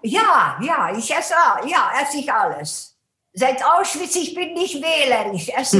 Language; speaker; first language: German; non-native, fluent; Hungarian